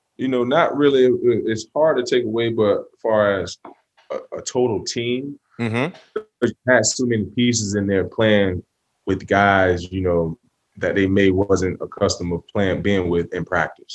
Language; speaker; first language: English; native; English